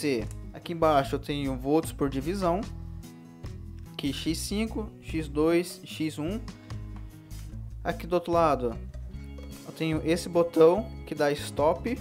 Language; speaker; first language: Portuguese; native; Portuguese